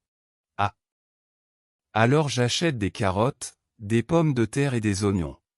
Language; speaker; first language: French; non-native, local second language; Arabic